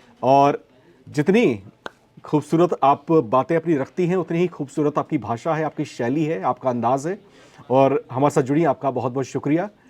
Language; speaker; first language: Hindi; native; Hindi